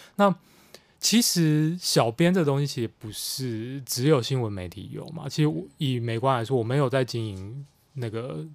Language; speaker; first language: Chinese; native; Chinese